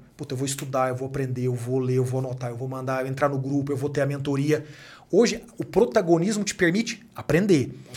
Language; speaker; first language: Portuguese; native; Portuguese